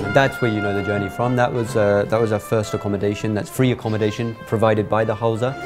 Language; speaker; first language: English; native; English